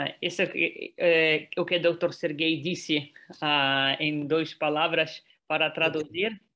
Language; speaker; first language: Portuguese; non-native, fluent; Russian